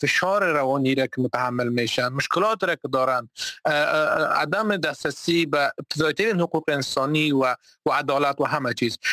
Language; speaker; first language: Persian; non-native, local second language; Turkmen